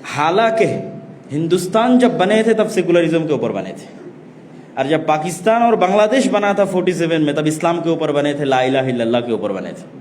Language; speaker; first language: Urdu; non-native, fluent; Bangla